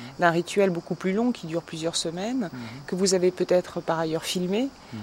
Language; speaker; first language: French; native; French